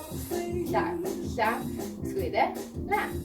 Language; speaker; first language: Welsh; non-native, local second language; English